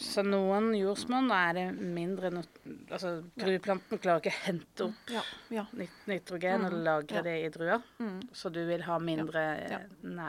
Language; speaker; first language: Norwegian; native; Norwegian